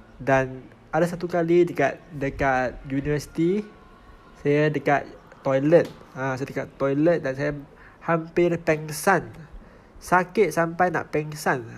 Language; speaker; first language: Malay; non-native, local second language; Chinese